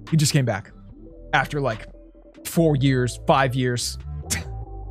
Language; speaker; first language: English; native; English